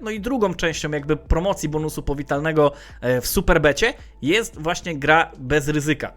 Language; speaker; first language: Polish; native; Polish